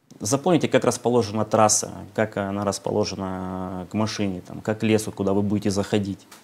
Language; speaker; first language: Russian; native; Russian